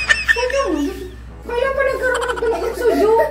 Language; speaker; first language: Korean; non-native, fluent; Filipino